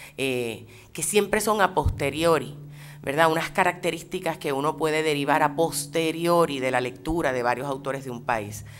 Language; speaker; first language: Spanish; native; Spanish